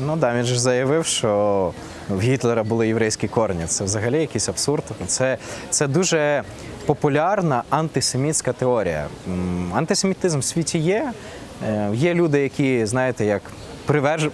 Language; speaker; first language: Ukrainian; non-native, local second language; Russian